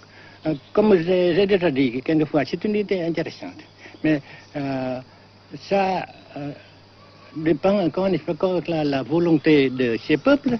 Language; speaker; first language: French; non-native, local second language; Vietnamese